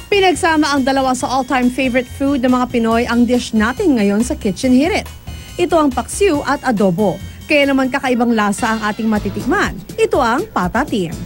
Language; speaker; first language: Filipino; native; Filipino